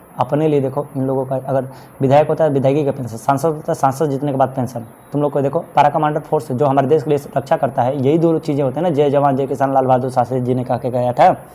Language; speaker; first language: Hindi; native; Hindi